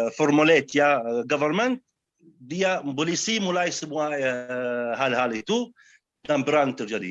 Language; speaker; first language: Indonesian; non-native, fluent; Arabic